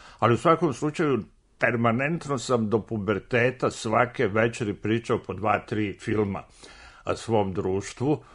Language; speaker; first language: Serbian; native; Serbian